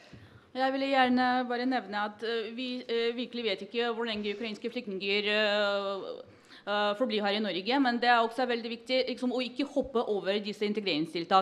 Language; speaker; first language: Norwegian; non-native, fluent; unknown